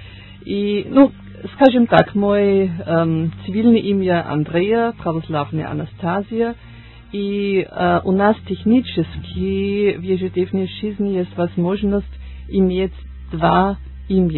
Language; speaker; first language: Russian; non-native, learner; German